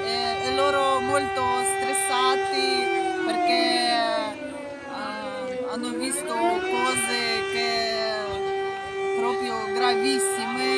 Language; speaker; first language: Italian; non-native, learner; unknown